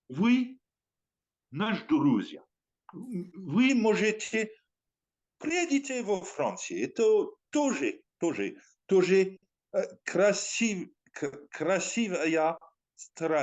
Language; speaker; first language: Russian; non-native, learner; French